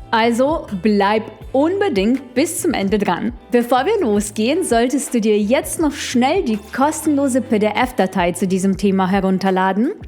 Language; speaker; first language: German; non-native, fluent; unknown